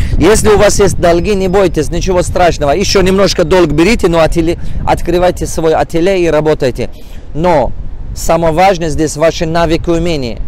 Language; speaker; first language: Russian; non-native, local second language; Tajik